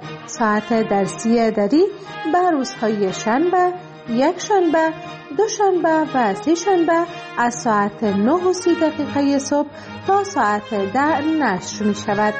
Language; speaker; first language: Persian; native; Persian